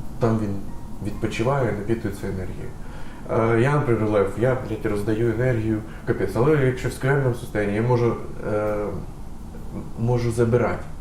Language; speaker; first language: Ukrainian; non-native, local second language; Russian